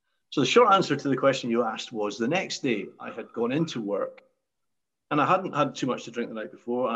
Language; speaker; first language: English; native; English